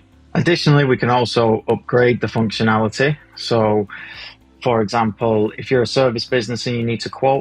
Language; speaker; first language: English; native; English